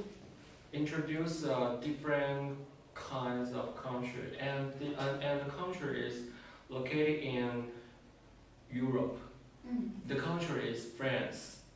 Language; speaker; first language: English; non-native, learner; Chinese